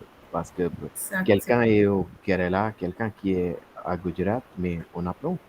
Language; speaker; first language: French; non-native, learner; Hindi